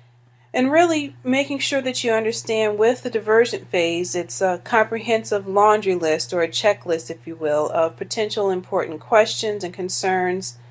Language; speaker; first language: English; native; English